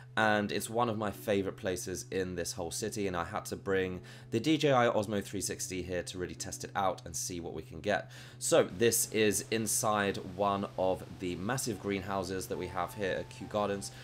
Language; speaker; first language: English; native; English